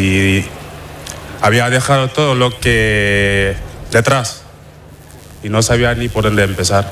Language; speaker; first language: Spanish; non-native, fluent; Wolof